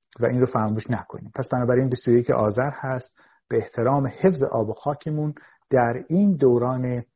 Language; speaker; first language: Persian; native; Persian